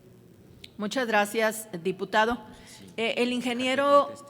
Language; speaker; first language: Spanish; native; Spanish